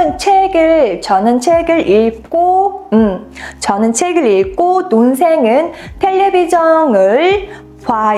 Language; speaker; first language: Korean; non-native, fluent; Mongolian